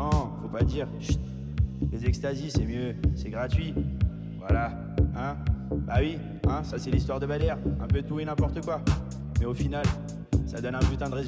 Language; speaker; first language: French; native; French